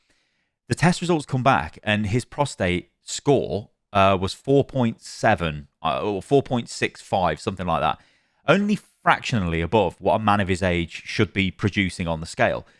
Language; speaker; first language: English; native; English